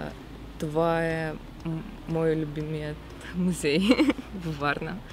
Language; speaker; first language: Bulgarian; non-native, learner; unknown